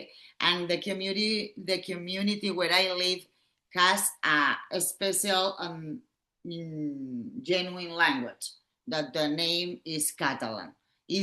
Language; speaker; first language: English; non-native, learner; Catalan